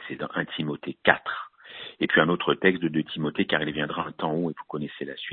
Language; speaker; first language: French; native; French